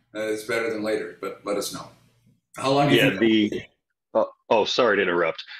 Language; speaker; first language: English; native; English